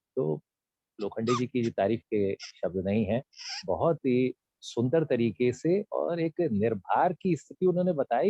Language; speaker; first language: Hindi; native; Hindi